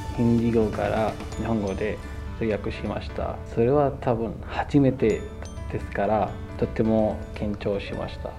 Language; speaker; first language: Japanese; non-native, learner; Urdu